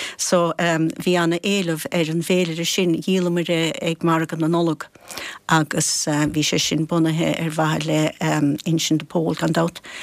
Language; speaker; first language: Irish; native; Irish